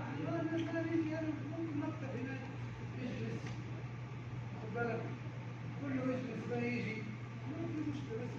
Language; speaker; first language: Arabic; non-native, learner; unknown